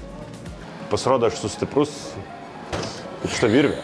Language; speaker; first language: Lithuanian; native; Lithuanian